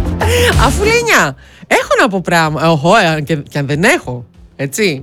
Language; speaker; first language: Greek; native; Greek